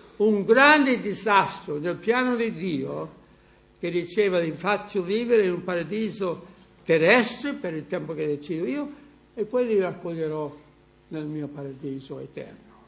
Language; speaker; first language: Italian; non-native, fluent; English